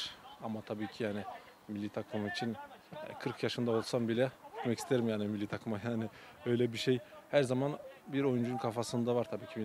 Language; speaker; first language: Turkish; early bilingual, other home language; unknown